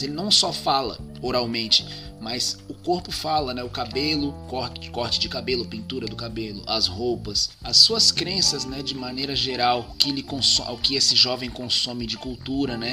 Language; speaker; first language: Portuguese; native; Portuguese